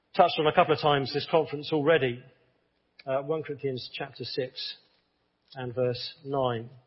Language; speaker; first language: English; native; English